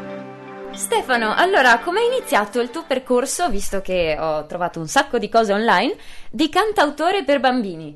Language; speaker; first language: Italian; native; Italian